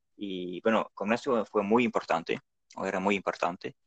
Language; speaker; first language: Spanish; non-native, learner; Dutch